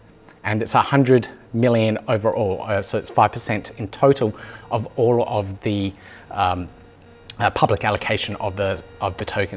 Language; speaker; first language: English; native; English